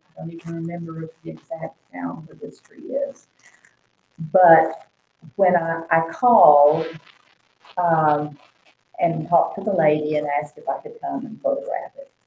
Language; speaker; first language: English; native; English